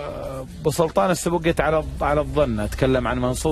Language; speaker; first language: Arabic; native; Arabic